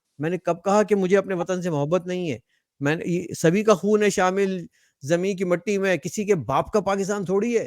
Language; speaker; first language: Urdu; native; Urdu